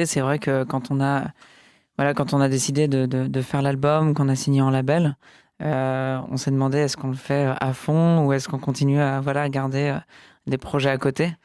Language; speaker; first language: French; native; French